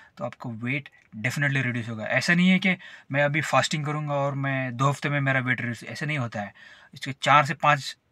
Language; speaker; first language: Hindi; non-native, local second language; Marathi